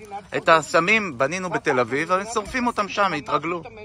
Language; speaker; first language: Hebrew; native; Hebrew